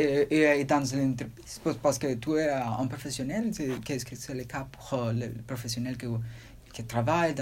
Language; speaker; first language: French; non-native, learner; Spanish